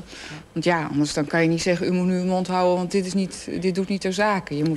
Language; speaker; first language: Dutch; native; Dutch